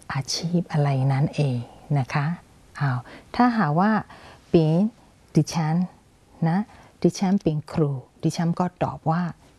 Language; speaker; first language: Thai; non-native, fluent; Burmese